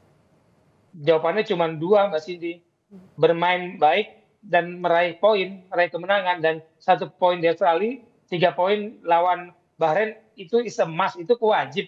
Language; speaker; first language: Indonesian; native; Indonesian